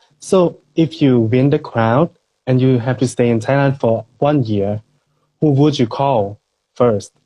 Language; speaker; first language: English; non-native, fluent; Thai